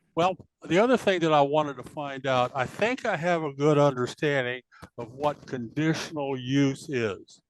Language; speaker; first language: English; native; English